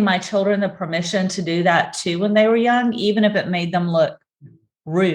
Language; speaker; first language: English; native; English